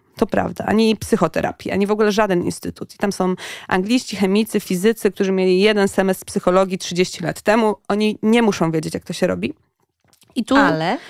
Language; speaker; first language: Polish; native; Polish